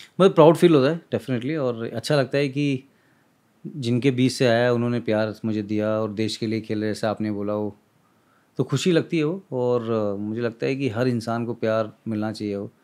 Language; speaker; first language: Hindi; native; Hindi